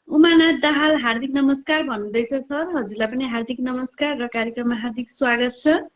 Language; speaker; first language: Nepali; native; Nepali